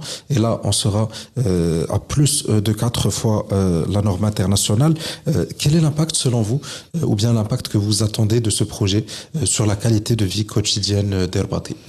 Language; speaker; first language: French; non-native, local second language; Arabic